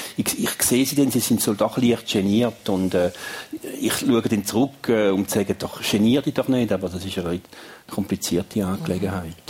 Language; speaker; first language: German; native; German